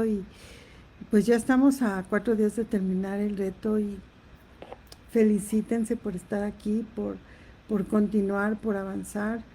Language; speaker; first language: Spanish; native; Spanish